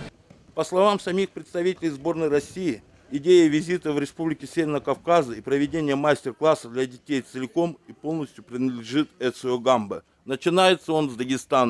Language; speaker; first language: Russian; native; Russian